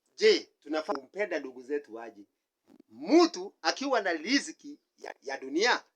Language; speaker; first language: Swahili; non-native, local second language; Kikuyu